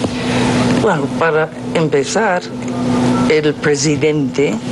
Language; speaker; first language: Spanish; non-native, fluent; English